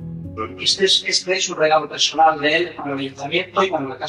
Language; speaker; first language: Spanish; non-native, learner; Portuguese